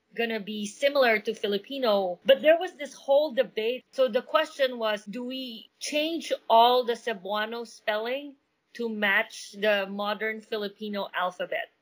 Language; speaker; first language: English; non-native, local second language; Min Nan Chinese